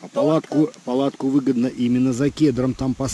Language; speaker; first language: Russian; native; Russian